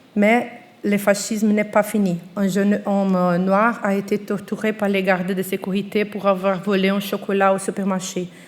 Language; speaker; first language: French; non-native, fluent; Portuguese